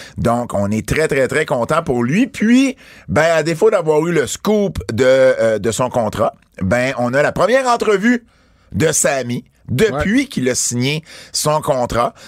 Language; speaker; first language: French; native; French